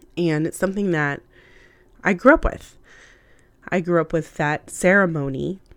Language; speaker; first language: English; early bilingual, other home language; Hindi